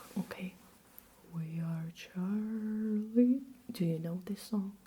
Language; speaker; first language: English; non-native, fluent; Russian